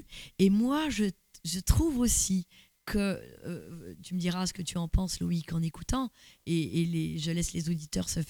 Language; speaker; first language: French; native; French